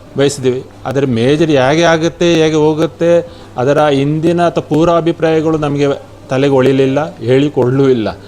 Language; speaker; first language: Kannada; non-native, local second language; Kodava